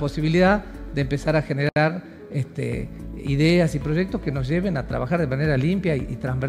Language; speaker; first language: Spanish; native; Spanish